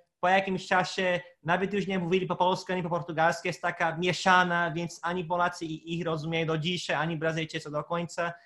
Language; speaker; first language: Polish; non-native, fluent; Portuguese